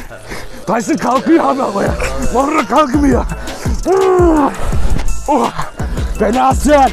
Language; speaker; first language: Turkish; native; Turkish